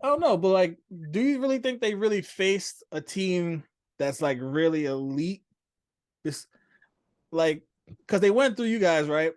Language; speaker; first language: English; native; English